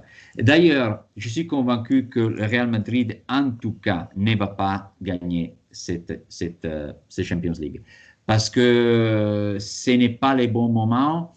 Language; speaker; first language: French; non-native, fluent; Italian